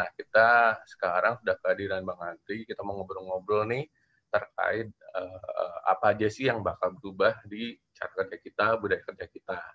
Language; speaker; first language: Indonesian; native; Indonesian